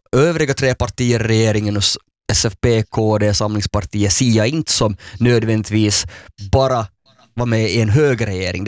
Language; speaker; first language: Swedish; native; Swedish